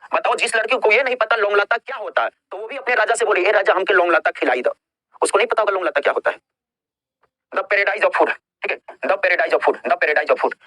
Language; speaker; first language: Hindi; native; Hindi